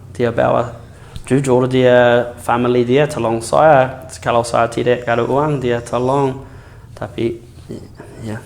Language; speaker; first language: Indonesian; non-native, learner; English